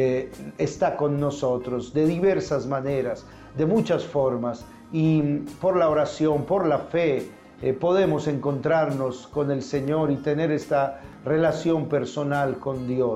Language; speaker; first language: Spanish; native; Spanish